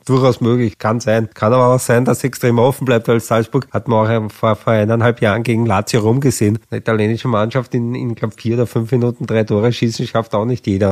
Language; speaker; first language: German; native; German